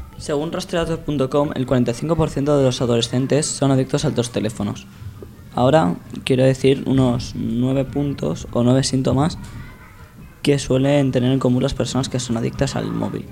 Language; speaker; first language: Spanish; native; Spanish